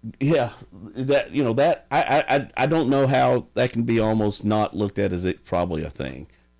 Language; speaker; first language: English; native; English